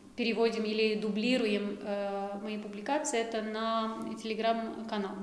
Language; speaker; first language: Russian; non-native, local second language; Romanian